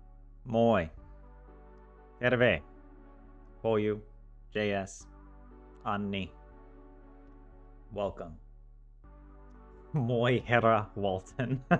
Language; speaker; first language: Finnish; non-native, learner; English